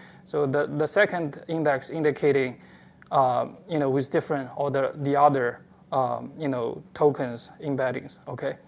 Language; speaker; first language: English; non-native, fluent; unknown